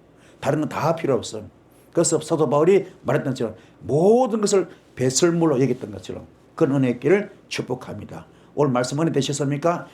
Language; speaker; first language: Korean; native; Korean